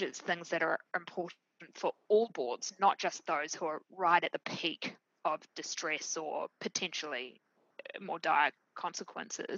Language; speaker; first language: English; native; English